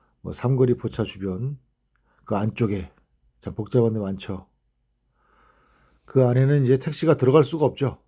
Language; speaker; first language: Korean; native; Korean